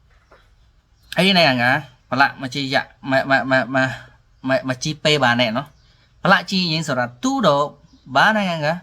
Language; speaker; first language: Burmese; non-native, learner; Khmer